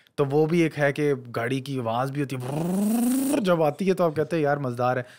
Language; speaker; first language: Urdu; native; Urdu